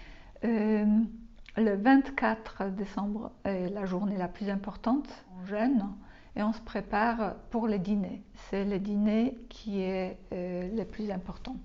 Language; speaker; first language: French; non-native, fluent; Polish